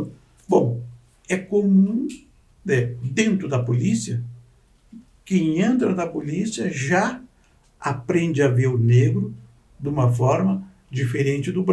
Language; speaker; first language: Portuguese; native; Portuguese